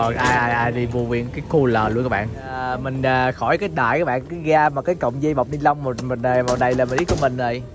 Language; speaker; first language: Vietnamese; native; Vietnamese